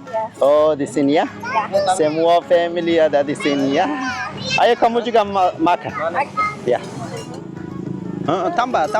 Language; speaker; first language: Indonesian; non-native, learner; Persian